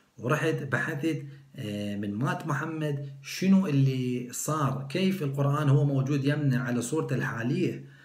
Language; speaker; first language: Arabic; non-native, local second language; Kurdish